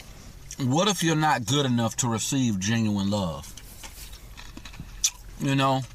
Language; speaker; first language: English; native; English